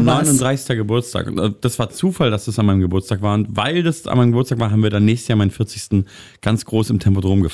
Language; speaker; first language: German; native; German